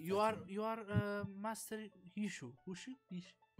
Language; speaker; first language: English; non-native, learner; Central Kurdish